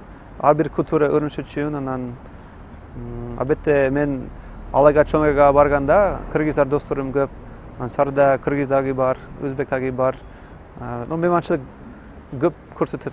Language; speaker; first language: Kyrgyz; non-native, learner; English